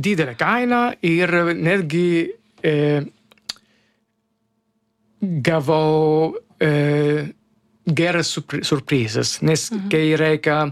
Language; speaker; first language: Lithuanian; non-native, learner; Italian